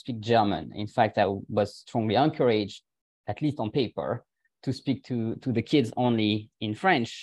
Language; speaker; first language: English; non-native, fluent; French